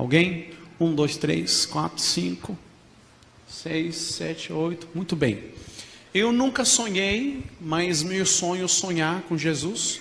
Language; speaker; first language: Portuguese; non-native, fluent; Arabic